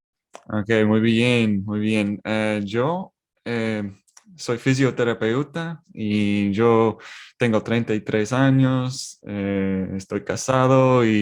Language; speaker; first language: Spanish; non-native, learner; English